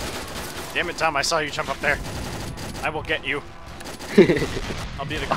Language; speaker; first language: English; native; English